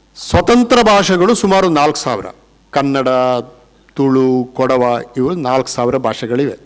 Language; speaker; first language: Kannada; non-native, local second language; Tulu